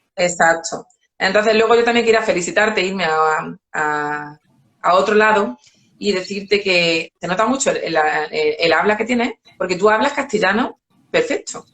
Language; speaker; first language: Spanish; native; Spanish